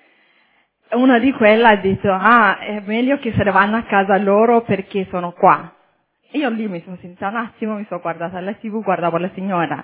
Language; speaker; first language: Italian; early bilingual, other home language; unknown